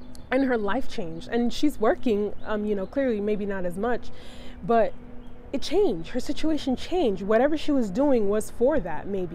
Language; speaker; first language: English; early bilingual, other home language; Spanish